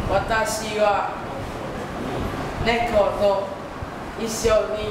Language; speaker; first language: Japanese; non-native, learner; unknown